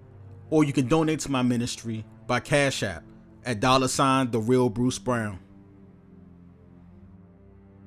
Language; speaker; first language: English; native; English